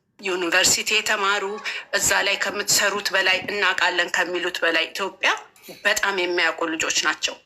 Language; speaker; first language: Amharic; native; Amharic